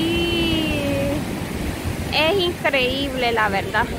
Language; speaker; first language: Spanish; native; Spanish